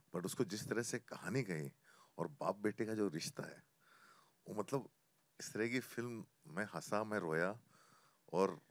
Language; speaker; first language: Hindi; native; Hindi